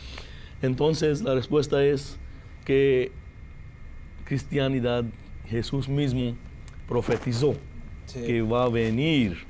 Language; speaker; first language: Spanish; non-native, fluent; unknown